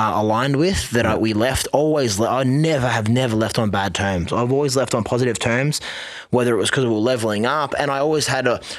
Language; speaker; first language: English; native; English